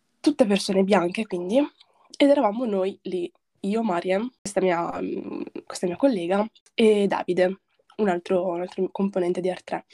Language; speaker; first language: Italian; early bilingual, other home language; Arabic